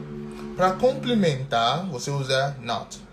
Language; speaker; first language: Portuguese; non-native, fluent; English